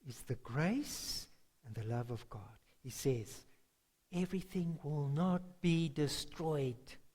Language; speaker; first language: English; non-native, local second language; Afrikaans